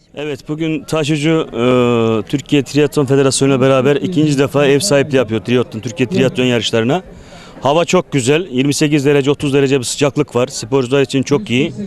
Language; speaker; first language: Turkish; native; Turkish